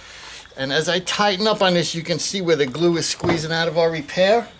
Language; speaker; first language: English; native; English